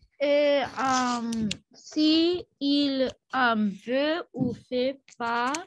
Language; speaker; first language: French; non-native, learner; English